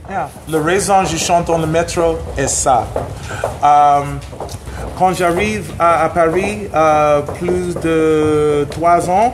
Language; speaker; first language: French; non-native, learner; English